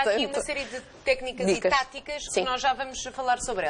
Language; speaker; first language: Portuguese; native; Portuguese